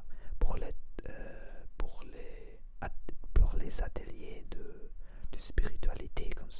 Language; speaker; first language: French; non-native, learner; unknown